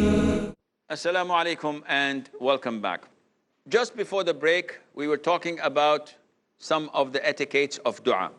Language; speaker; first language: English; non-native, fluent; Arabic